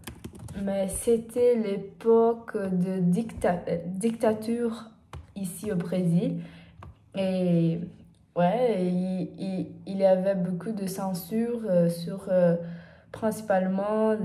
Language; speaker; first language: French; non-native, learner; Portuguese